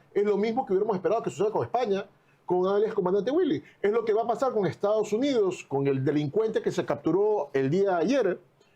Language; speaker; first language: Spanish; native; Spanish